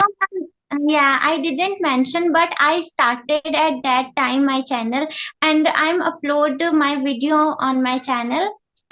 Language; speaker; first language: English; non-native, learner; Hindi